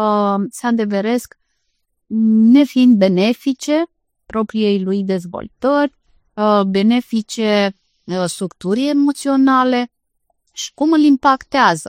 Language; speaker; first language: Romanian; native; Romanian